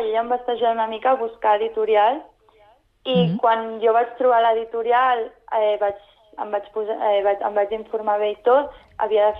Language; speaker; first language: Catalan; non-native, local second language; Spanish